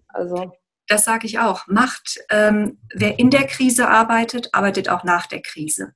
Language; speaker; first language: German; native; German